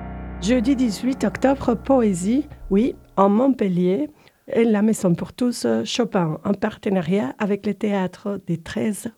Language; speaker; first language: French; native; French